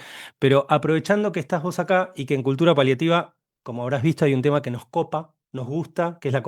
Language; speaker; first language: Spanish; native; Spanish